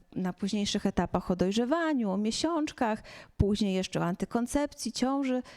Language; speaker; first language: Polish; native; Polish